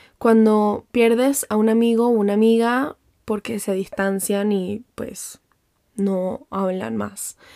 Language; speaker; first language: Spanish; native; Spanish